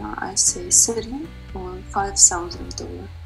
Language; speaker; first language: English; non-native, learner; Russian